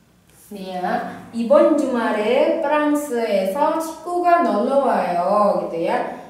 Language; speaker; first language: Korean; non-native, fluent; Indonesian